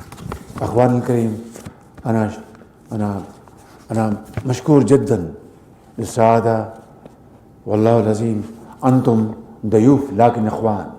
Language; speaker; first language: Arabic; non-native, learner; Urdu